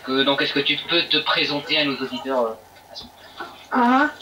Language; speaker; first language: French; native; French